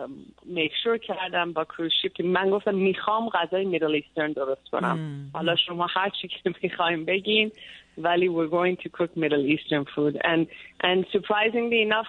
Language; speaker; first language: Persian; early bilingual, heritage; Persian